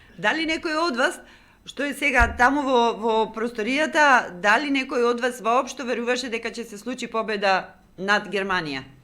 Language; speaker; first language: Macedonian; native; Macedonian